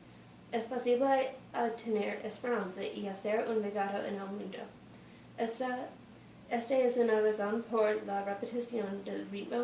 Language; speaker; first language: Spanish; non-native, learner; English